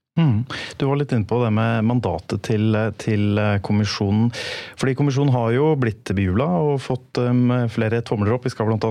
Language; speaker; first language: Norwegian; native; Norwegian